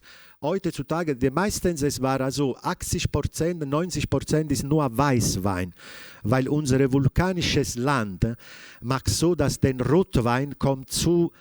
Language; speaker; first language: German; non-native, fluent; Italian